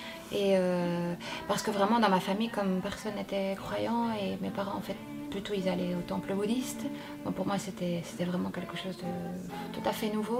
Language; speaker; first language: French; non-native, fluent; Korean